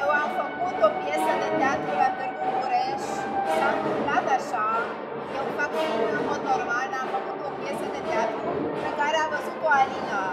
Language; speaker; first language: Romanian; non-native, local second language; Hungarian